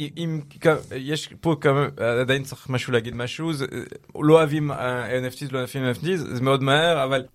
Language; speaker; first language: Hebrew; non-native, fluent; French